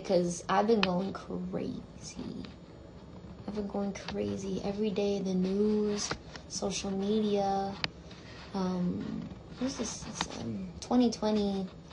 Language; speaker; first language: English; native; English